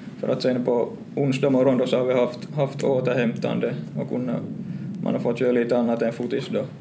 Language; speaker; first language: Swedish; native; Swedish